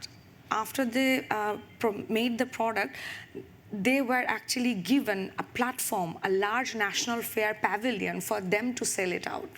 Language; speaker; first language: English; non-native, local second language; Bangla